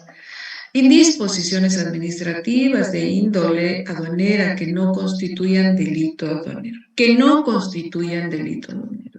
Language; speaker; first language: Spanish; native; Spanish